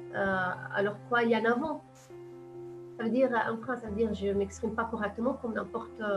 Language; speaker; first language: French; non-native, local second language; Arabic